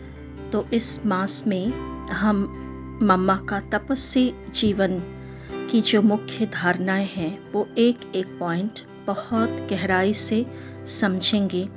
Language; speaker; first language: Hindi; native; Hindi